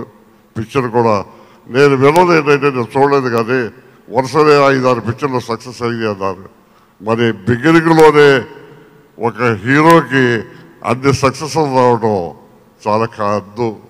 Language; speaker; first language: Telugu; native; Telugu